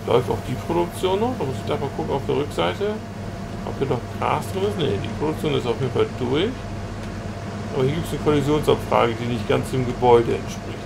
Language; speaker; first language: German; native; German